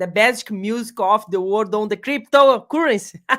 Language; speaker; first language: English; non-native, learner; Portuguese